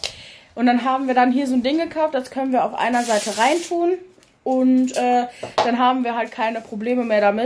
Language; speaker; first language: German; native; German